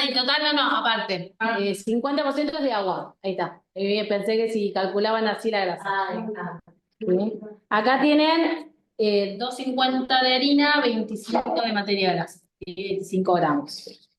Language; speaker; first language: Spanish; native; Spanish